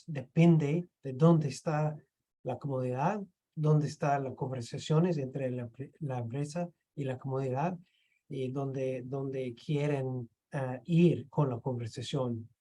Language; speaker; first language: Spanish; non-native, fluent; English